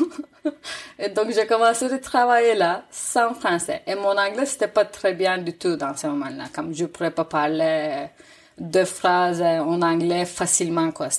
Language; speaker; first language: French; non-native, fluent; Turkish